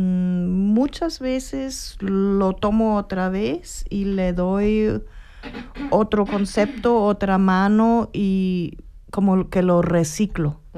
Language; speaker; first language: Spanish; non-native, fluent; German